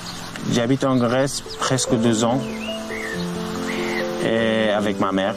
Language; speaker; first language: French; non-native, learner; Arabic